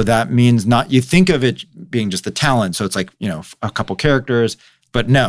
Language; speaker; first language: English; native; English